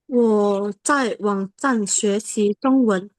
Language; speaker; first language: Chinese; non-native, learner; Indonesian